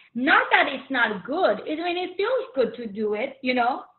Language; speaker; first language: English; early bilingual, other home language; Haitian Creole